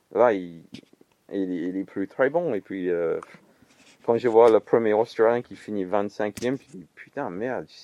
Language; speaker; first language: French; non-native, fluent; English